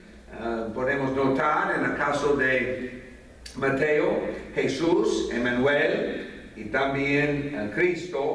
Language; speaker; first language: Spanish; non-native, fluent; English